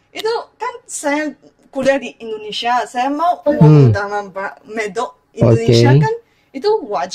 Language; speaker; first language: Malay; non-native, fluent; Chinese